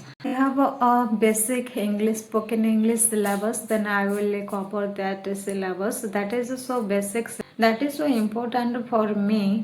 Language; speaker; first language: English; non-native, learner; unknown